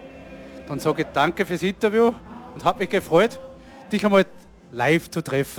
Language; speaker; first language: German; native; German